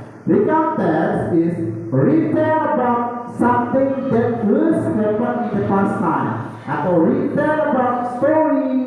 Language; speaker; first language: English; non-native, local second language; Indonesian